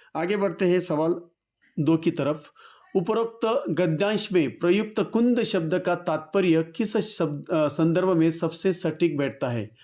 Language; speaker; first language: Hindi; non-native, local second language; Marathi